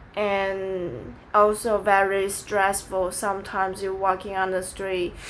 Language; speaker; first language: English; non-native, fluent; Chinese